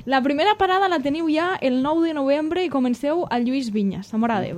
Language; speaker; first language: Catalan; native; Catalan